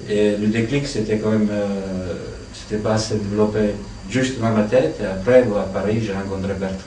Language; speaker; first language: French; non-native, fluent; Italian